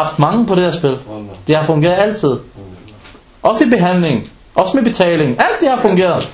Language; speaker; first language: Danish; non-native, local second language; Arabic